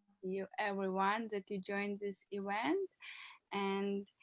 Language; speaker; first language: English; non-native, learner; Ukrainian